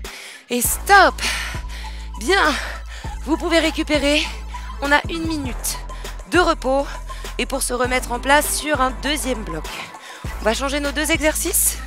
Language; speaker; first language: French; native; French